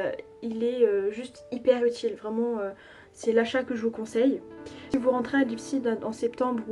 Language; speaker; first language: French; native; French